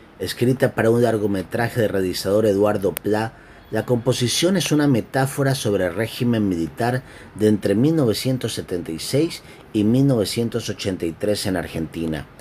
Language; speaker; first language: Spanish; native; Spanish